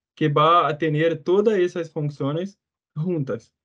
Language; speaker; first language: Portuguese; native; Portuguese